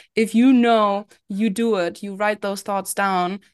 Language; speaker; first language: English; non-native, fluent; German